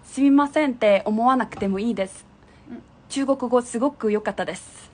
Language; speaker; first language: Japanese; non-native, fluent; Korean